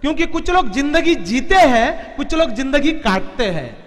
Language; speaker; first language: Hindi; non-native, local second language; Marathi